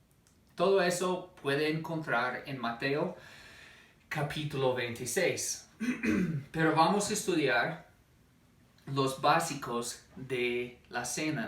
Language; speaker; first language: Spanish; non-native, fluent; English